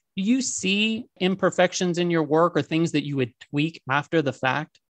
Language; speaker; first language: English; native; English